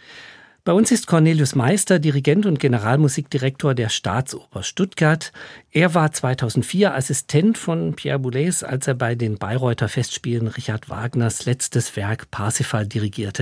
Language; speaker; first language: German; native; German